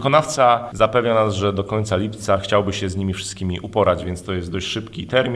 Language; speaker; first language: Polish; native; Polish